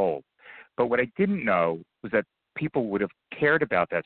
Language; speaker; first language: English; native; English